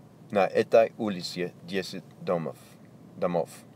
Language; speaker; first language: Russian; non-native, learner; English